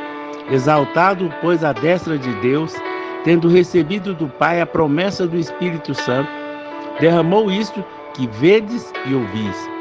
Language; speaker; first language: Portuguese; native; Portuguese